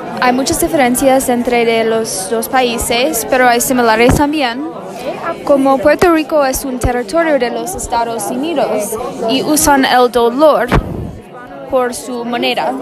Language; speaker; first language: Spanish; non-native, learner; English